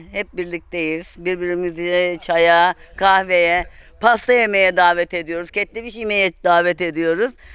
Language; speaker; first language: Turkish; native; Turkish